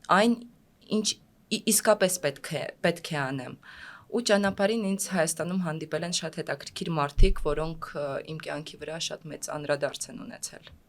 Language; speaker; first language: Armenian; non-native, fluent; Russian